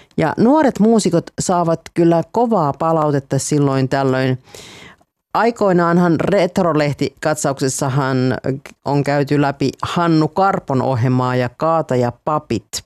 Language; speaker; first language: Finnish; native; Finnish